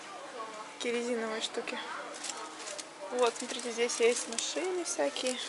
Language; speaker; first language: Russian; native; Russian